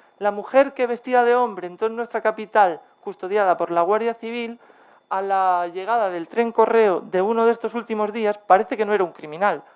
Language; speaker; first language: Spanish; native; Spanish